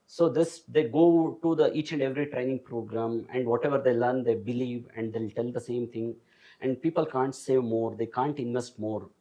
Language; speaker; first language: English; non-native, local second language; Kannada